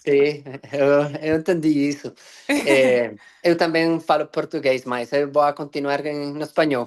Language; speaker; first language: Portuguese; non-native, fluent; Spanish